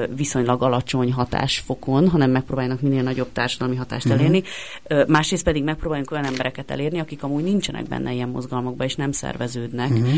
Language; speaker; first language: Hungarian; native; Hungarian